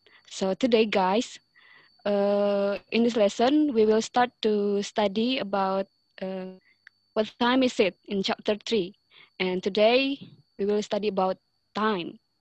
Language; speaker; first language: English; non-native, learner; Indonesian